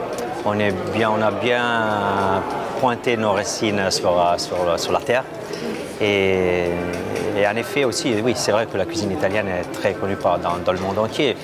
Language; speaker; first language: French; non-native, fluent; Italian